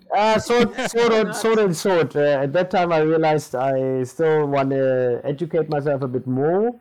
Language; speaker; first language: English; non-native, local second language; German